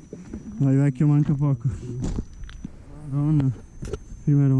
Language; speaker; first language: Italian; native; Italian